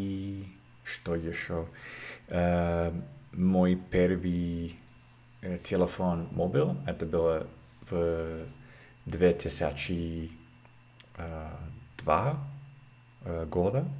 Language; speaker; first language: Russian; non-native, learner; English